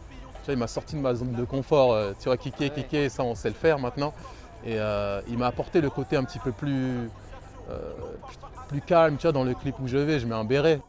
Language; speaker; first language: French; native; French